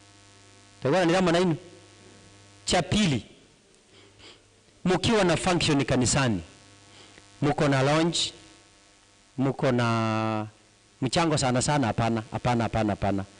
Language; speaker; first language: Swahili; non-native, local second language; Gusii